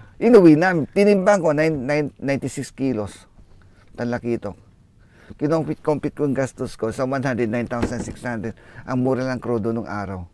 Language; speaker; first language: Filipino; non-native, local second language; Iloko